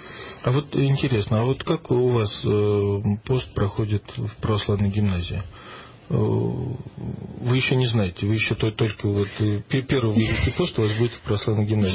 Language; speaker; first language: Russian; native; Russian